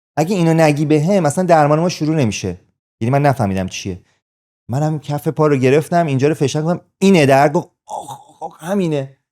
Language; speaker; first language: Persian; native; Persian